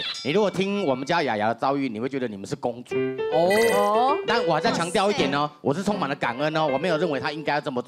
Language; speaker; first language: Chinese; native; Chinese